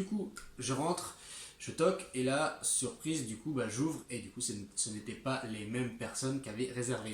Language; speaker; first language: French; native; French